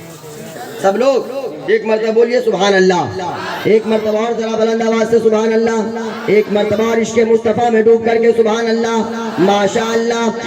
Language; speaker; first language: Hindi; native; Hindi